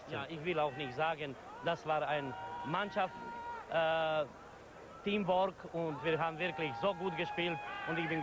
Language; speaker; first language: German; non-native, fluent; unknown